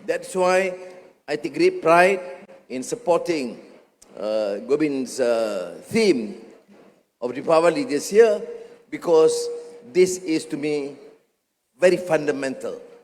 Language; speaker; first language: English; non-native, local second language; Malay